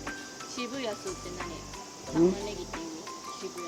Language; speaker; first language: Japanese; native; Japanese